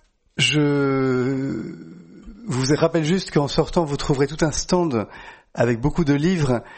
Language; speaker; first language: French; native; French